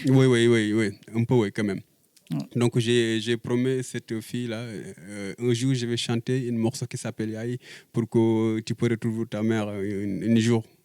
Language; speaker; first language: French; non-native, local second language; Wolof